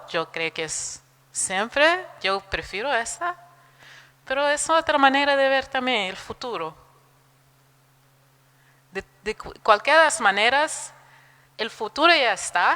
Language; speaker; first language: Spanish; non-native, fluent; Portuguese